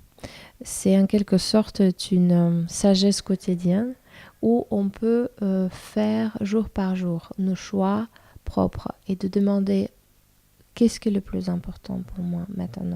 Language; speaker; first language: French; non-native, fluent; Russian